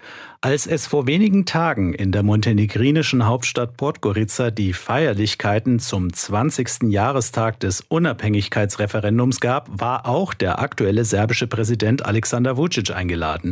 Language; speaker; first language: German; native; German